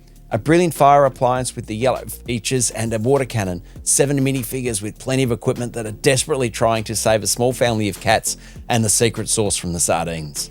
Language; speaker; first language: English; native; English